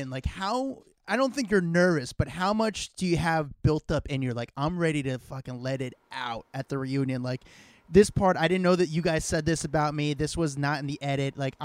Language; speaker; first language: English; native; English